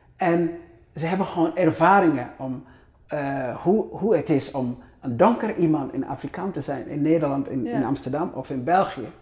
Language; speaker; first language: Dutch; non-native, fluent; Arabic